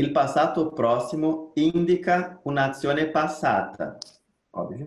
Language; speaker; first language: Italian; non-native, fluent; Portuguese